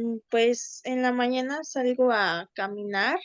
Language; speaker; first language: Spanish; native; Spanish